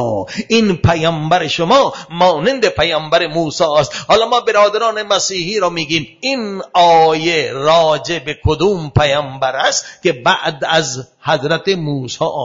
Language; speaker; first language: Persian; non-native, fluent; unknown